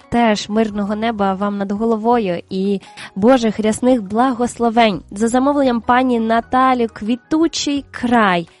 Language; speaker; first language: Ukrainian; native; Ukrainian